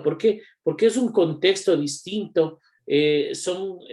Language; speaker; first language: Spanish; native; Spanish